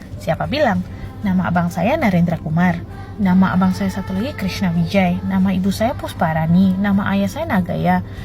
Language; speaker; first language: Indonesian; native; Indonesian